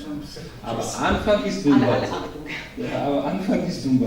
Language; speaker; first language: German; non-native, learner; Georgian